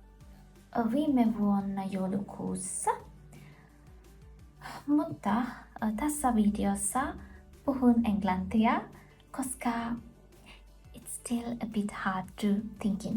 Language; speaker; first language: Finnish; non-native, learner; Sinhala